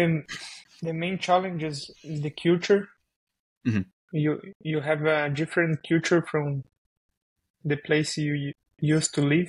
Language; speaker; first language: English; non-native, fluent; Portuguese